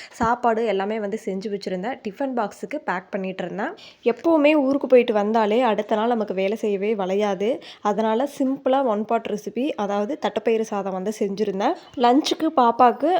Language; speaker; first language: Tamil; native; Tamil